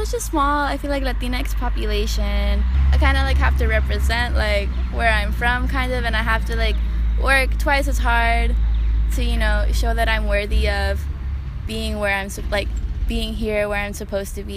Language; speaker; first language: English; early bilingual, other home language; Spanish